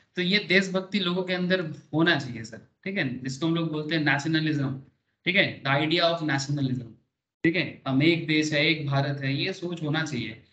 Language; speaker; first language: Hindi; non-native, local second language; Bangla